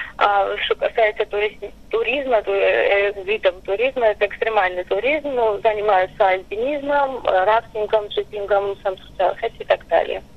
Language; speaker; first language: Russian; non-native, local second language; Armenian